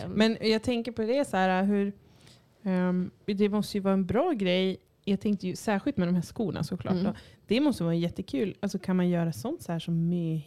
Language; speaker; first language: Swedish; native; Swedish